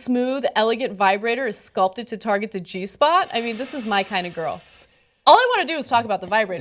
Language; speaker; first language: English; native; English